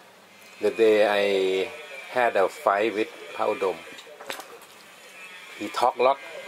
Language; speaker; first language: English; non-native, learner; Thai